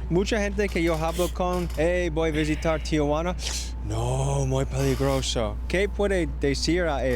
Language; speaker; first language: Spanish; non-native, learner; English